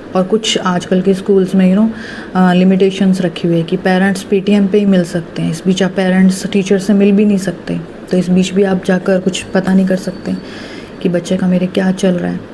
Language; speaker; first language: Hindi; native; Hindi